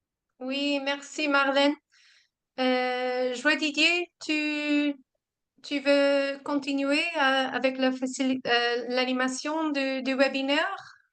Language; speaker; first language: French; non-native, fluent; English